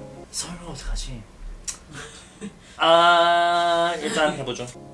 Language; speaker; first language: Korean; non-native, fluent; English